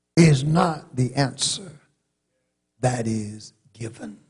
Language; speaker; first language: English; native; English